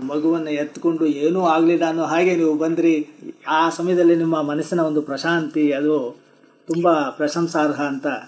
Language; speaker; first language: Kannada; native; Kannada